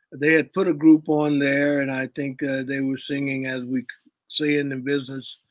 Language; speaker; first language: English; native; English